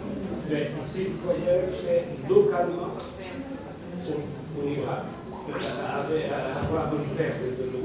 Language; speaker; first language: French; non-native, local second language; Arabic